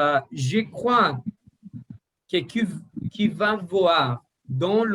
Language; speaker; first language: French; non-native, learner; Portuguese